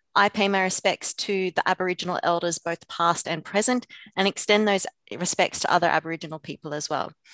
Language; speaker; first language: English; native; English